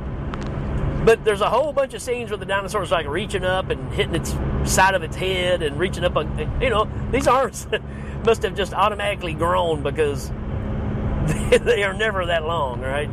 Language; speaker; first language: English; native; English